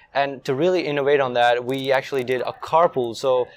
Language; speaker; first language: English; non-native, fluent; Urdu